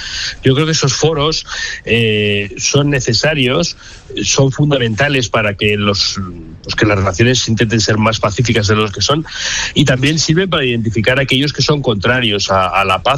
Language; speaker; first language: Spanish; native; Spanish